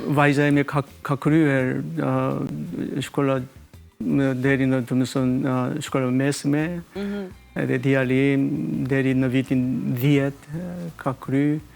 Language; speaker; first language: Albanian; non-native, learner; Korean